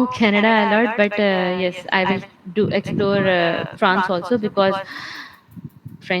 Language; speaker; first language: English; non-native, local second language; Urdu